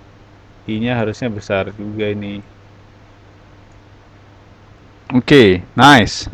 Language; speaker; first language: Indonesian; native; Indonesian